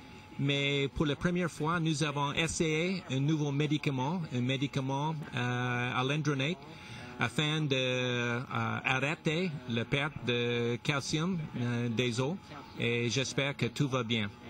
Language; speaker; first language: French; non-native, local second language; English